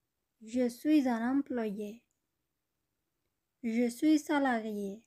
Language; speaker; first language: French; non-native, learner; Bangla